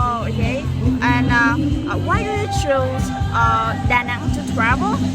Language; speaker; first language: English; non-native, learner; Vietnamese